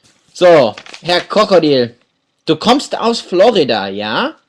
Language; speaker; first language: German; non-native, fluent; English